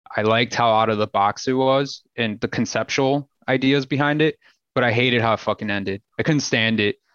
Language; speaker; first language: English; native; English